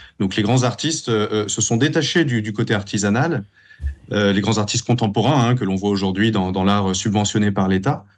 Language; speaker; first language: French; native; French